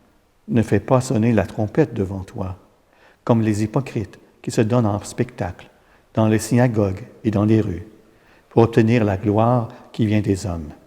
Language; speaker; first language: French; native; French